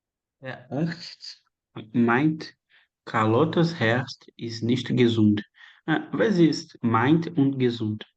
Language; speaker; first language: German; non-native, learner; Portuguese